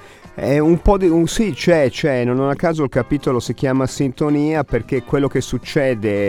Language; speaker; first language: Italian; native; Italian